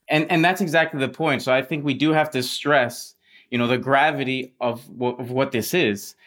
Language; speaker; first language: English; early bilingual, other home language; Spanish